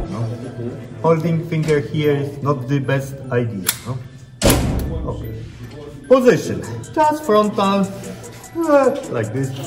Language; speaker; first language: English; non-native, learner; Polish